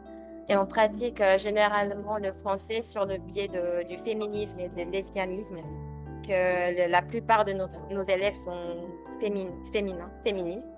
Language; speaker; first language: French; non-native, learner; Korean